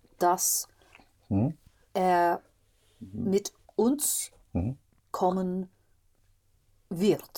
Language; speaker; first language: German; non-native, learner; English